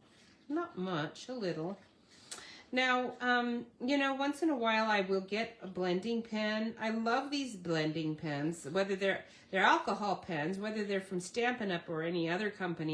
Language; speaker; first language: English; native; English